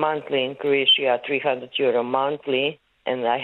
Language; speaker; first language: English; non-native, learner; Croatian